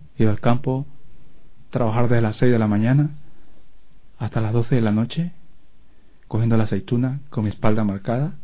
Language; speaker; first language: Spanish; native; Spanish